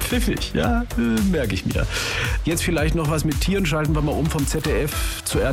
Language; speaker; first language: German; native; German